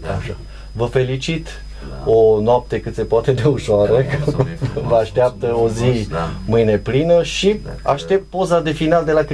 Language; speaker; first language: Romanian; native; Romanian